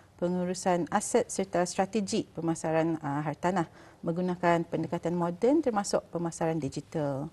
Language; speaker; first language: Malay; native; Malay